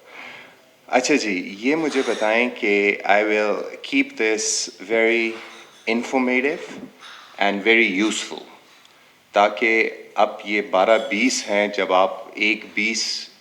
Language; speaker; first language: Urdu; non-native, local second language; Pashto